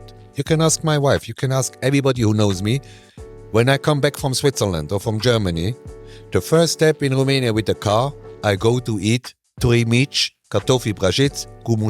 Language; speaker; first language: English; non-native, learner; German